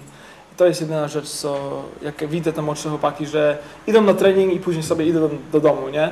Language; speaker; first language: Polish; early bilingual, heritage; English